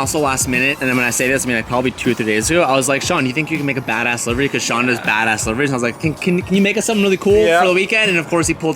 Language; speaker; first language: English; native; English